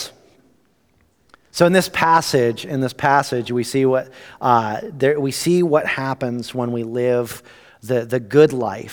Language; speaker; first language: English; native; English